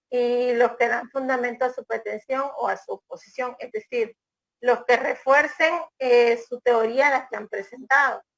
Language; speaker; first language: Spanish; native; Spanish